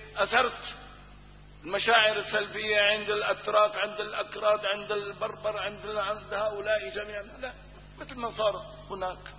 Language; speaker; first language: Arabic; non-native, local second language; Kurdish